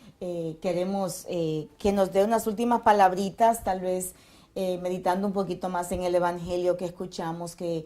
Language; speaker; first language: Spanish; native; Spanish